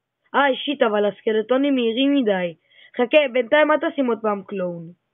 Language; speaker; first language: Hebrew; native; Hebrew